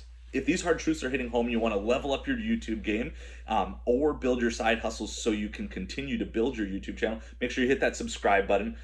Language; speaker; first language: English; native; English